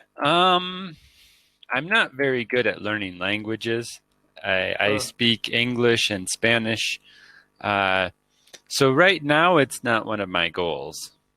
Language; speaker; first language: English; native; English